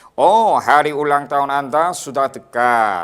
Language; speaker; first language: Indonesian; non-native, fluent; Korean